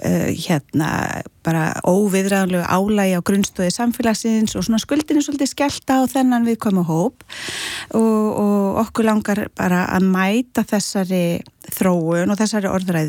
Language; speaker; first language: Icelandic; native; Icelandic